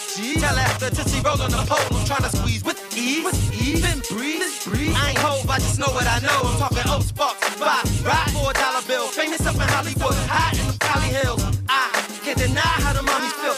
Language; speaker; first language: English; native; English